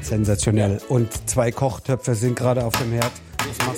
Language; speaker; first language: German; native; German